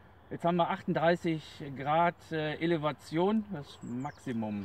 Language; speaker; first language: German; native; German